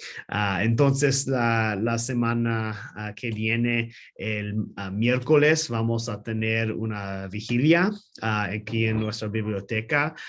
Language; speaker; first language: Spanish; non-native, learner; English